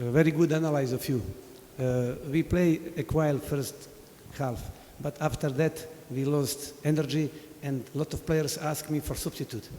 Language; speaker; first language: English; non-native, fluent; Serbian